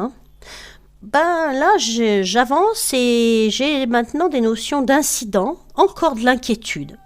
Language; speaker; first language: French; native; French